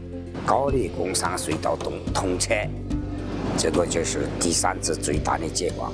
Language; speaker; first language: Chinese; non-native, local second language; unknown